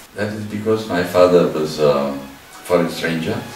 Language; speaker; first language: English; non-native, fluent; Romanian